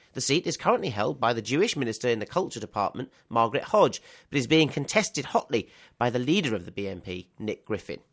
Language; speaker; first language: English; native; English